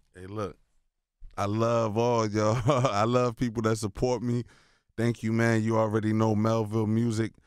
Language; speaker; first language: English; native; English